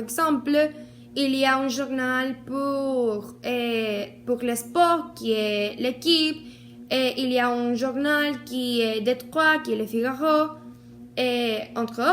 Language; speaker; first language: French; non-native, learner; Spanish